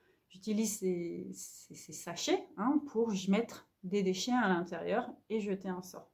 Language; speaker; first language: French; native; French